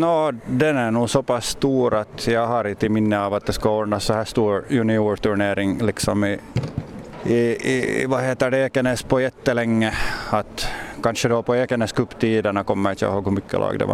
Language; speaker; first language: Swedish; native; Swedish